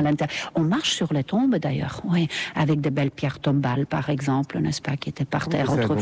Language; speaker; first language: French; non-native, fluent; Estonian